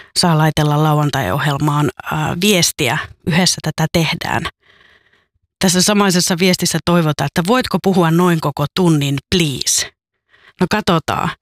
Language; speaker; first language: Finnish; native; Finnish